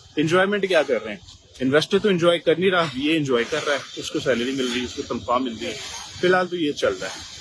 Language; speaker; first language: Urdu; native; Urdu